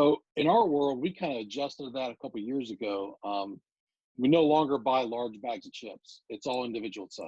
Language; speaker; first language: English; native; English